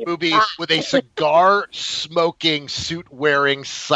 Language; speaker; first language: English; native; English